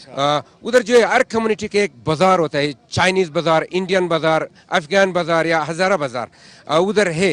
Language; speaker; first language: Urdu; non-native, local second language; Persian